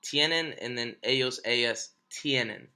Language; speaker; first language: Spanish; non-native, fluent; English